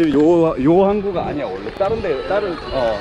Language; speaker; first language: Korean; native; Korean